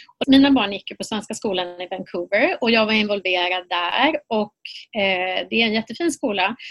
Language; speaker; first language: Swedish; native; Swedish